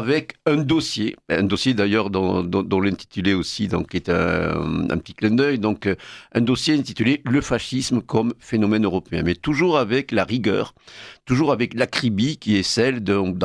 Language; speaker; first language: French; native; French